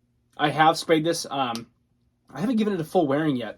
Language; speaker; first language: English; native; English